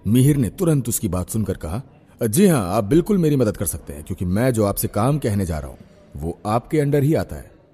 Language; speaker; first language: Hindi; native; Hindi